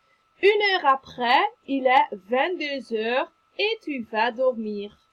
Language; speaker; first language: French; non-native, fluent; Dutch